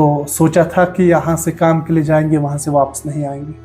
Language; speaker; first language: Hindi; native; Hindi